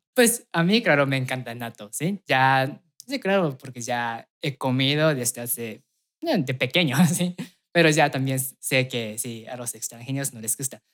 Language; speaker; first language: Spanish; non-native, fluent; Japanese